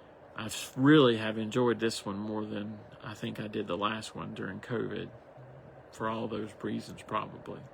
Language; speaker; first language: English; native; English